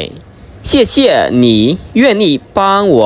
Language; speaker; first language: Chinese; non-native, fluent; Khmer